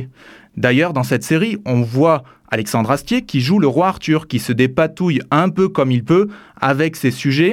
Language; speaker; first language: French; native; French